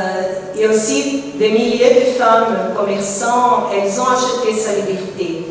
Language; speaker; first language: French; non-native, fluent; Portuguese